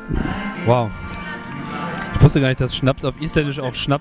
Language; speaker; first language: German; native; German